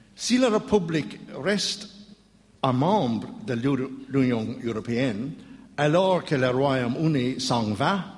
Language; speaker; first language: French; non-native, learner; English